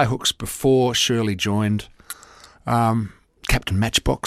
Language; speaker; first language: English; native; English